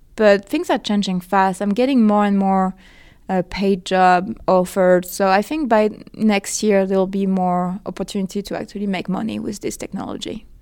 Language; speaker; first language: English; non-native, fluent; French